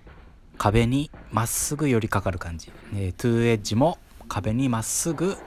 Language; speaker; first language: Japanese; native; Japanese